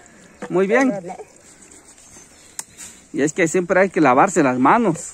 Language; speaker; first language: Spanish; native; Spanish